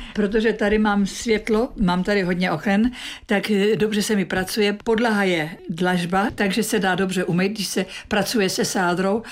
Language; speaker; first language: Czech; native; Czech